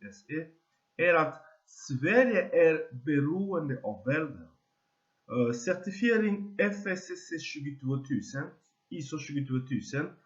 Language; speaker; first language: Swedish; non-native, fluent; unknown